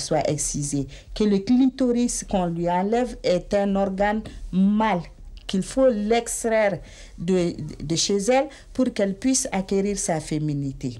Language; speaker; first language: French; non-native, local second language; Bambara